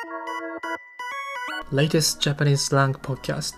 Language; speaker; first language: English; non-native, fluent; Japanese